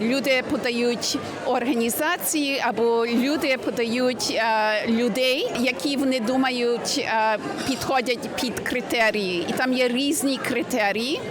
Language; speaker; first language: Ukrainian; early bilingual, heritage; Ukrainian